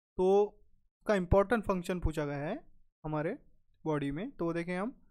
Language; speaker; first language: Hindi; non-native, local second language; Marathi